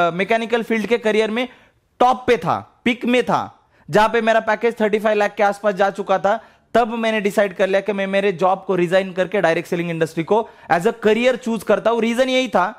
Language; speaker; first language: Hindi; non-native, local second language; Marathi